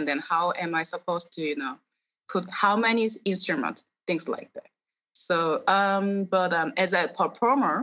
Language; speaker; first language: English; non-native, fluent; Korean